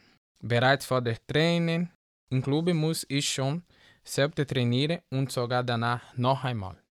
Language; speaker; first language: German; non-native, learner; Portuguese